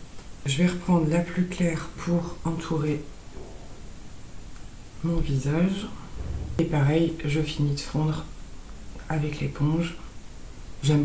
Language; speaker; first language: French; native; French